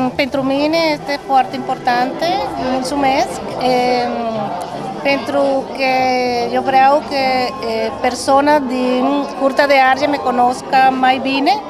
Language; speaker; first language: Romanian; non-native, learner; Spanish